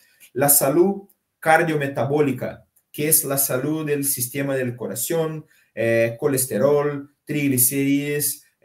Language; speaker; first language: Spanish; non-native, fluent; Portuguese